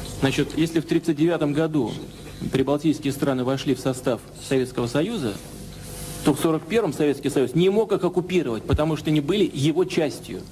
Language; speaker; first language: Russian; native; Russian